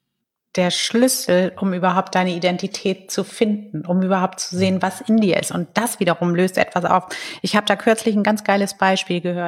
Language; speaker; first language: German; native; German